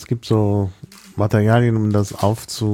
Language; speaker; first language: German; native; German